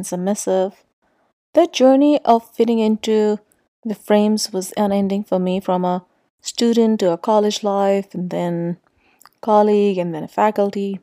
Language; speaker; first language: English; non-native, local second language; Urdu